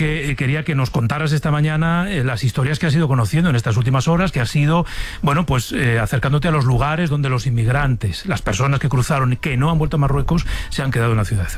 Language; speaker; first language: Spanish; native; Spanish